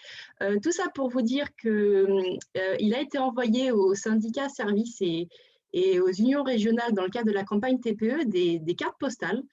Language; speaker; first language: French; native; French